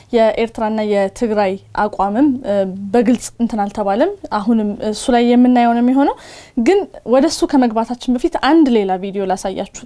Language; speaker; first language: Amharic; non-native, local second language; Tigrinya